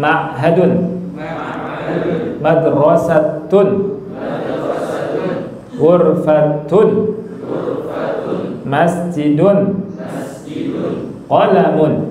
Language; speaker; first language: Arabic; non-native, fluent; Indonesian